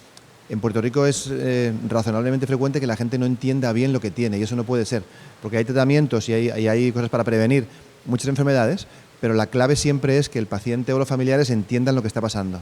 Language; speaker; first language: Spanish; native; Spanish